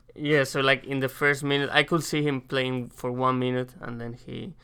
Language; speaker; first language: English; non-native, fluent; Spanish